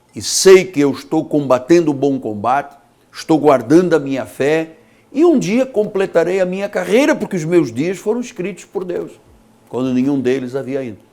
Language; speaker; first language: Portuguese; native; Portuguese